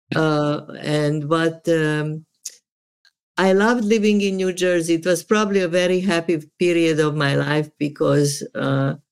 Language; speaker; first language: English; non-native, fluent; Serbian